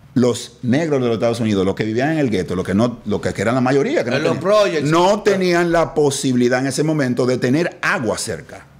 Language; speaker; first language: Spanish; native; Spanish